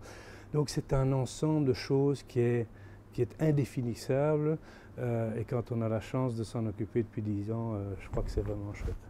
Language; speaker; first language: French; native; French